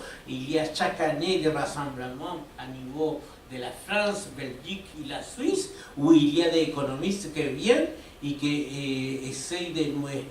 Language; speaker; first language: French; non-native, fluent; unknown